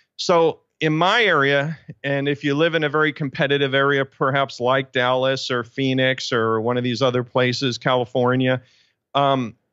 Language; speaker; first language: English; native; English